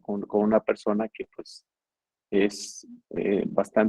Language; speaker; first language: Spanish; native; Spanish